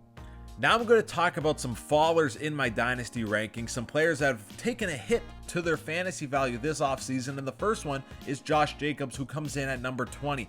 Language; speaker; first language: English; native; English